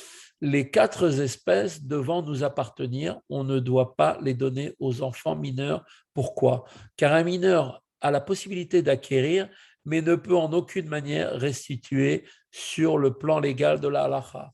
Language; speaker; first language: French; native; French